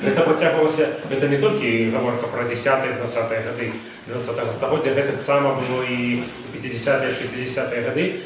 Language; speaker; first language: Belarusian; non-native, local second language; Russian